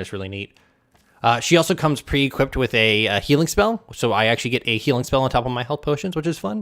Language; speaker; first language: English; native; English